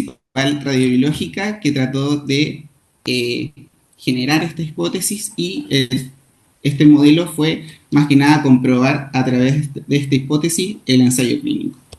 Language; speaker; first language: Spanish; native; Spanish